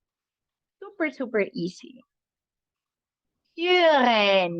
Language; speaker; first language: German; non-native, fluent; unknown